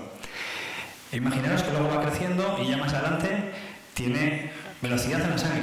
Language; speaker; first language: Spanish; native; Spanish